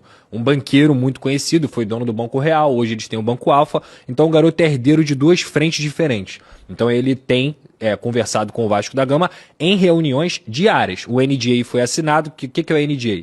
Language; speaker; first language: Portuguese; native; Portuguese